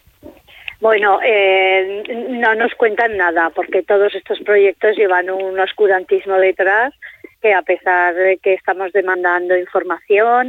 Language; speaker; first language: Spanish; native; Spanish